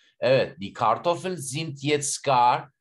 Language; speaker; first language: German; non-native, fluent; Turkish